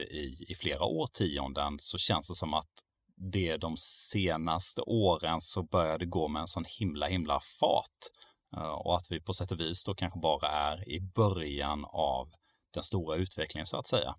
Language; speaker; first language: Swedish; native; Swedish